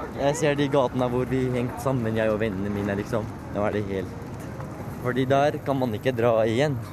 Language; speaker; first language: Norwegian; non-native, fluent; Arabic